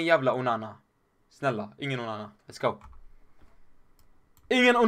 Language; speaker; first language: Swedish; native; Swedish